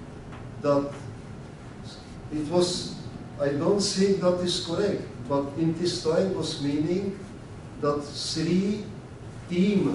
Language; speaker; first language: English; non-native, learner; Czech